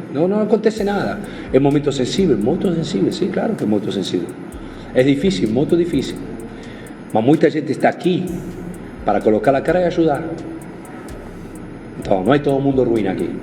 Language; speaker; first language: Portuguese; non-native, fluent; Spanish